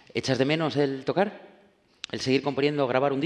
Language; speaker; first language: Spanish; native; Spanish